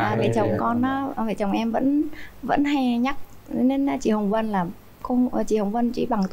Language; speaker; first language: Vietnamese; native; Vietnamese